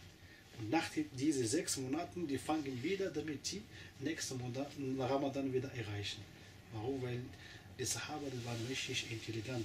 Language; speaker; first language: German; non-native, fluent; Arabic